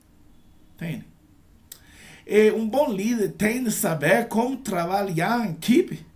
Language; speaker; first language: Portuguese; non-native, learner; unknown